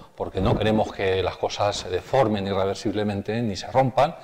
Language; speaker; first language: Spanish; native; Spanish